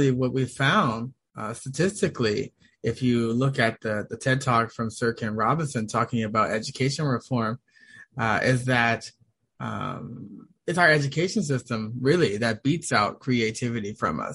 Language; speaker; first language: English; native; English